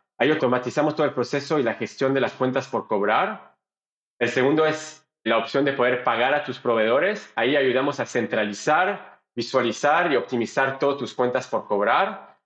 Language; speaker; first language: Spanish; non-native, fluent; French